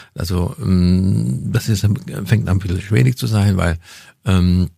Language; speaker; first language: German; non-native, fluent; Hungarian